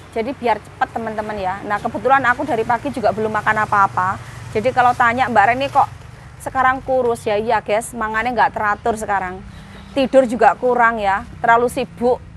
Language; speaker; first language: Indonesian; non-native, local second language; Javanese